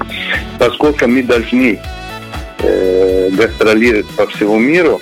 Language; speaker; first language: Russian; non-native, learner; Italian